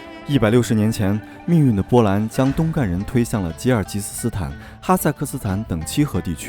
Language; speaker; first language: Chinese; native; Chinese